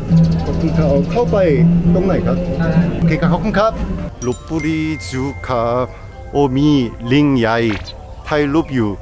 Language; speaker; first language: Thai; non-native, learner; Korean